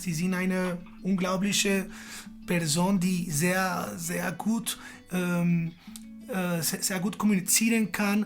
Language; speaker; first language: German; non-native, fluent; Spanish